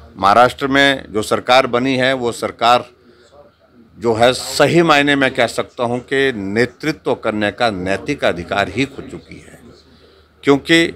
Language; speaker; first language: Hindi; native; Hindi